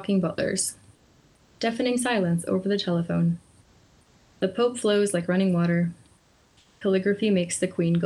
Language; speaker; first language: English; early bilingual, other home language; Polish